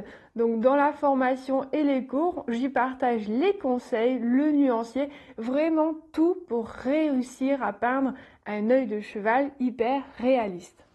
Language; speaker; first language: French; native; French